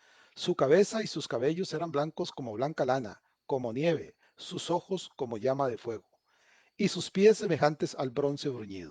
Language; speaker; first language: Spanish; native; Spanish